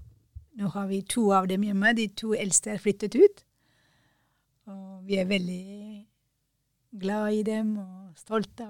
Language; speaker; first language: Norwegian; non-native, fluent; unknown